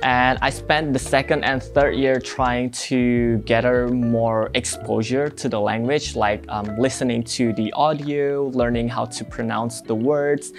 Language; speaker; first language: English; non-native, fluent; Indonesian